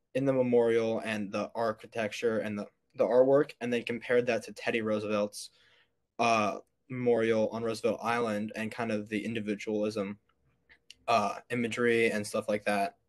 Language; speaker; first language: English; native; English